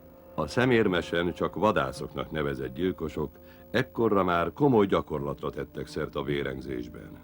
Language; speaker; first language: Hungarian; native; Hungarian